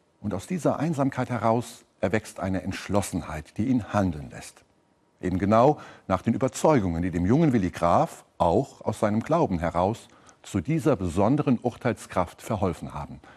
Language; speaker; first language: German; native; German